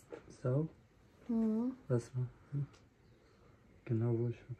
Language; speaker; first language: German; non-native, learner; Somali